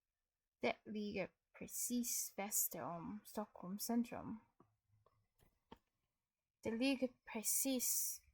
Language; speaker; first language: Swedish; non-native, learner; English